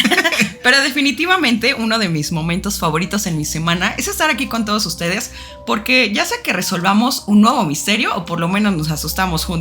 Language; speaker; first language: Spanish; native; Spanish